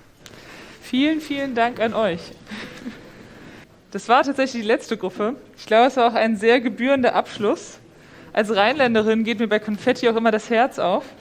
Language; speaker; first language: German; native; German